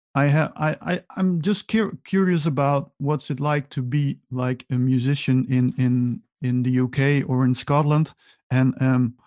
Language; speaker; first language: English; non-native, fluent; Dutch